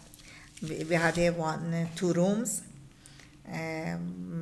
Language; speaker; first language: English; non-native, learner; Persian